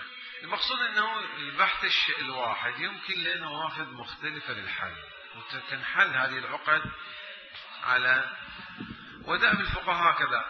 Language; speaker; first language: Arabic; native; Arabic